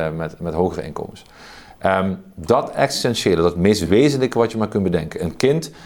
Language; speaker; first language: Dutch; native; Dutch